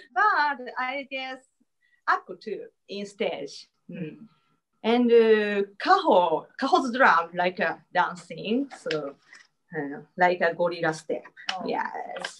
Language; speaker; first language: English; non-native, learner; Japanese